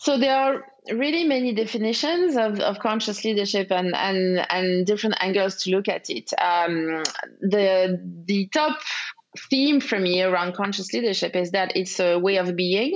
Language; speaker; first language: English; non-native, fluent; French